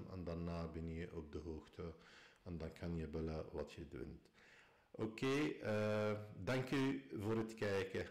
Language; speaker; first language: Dutch; non-native, fluent; Arabic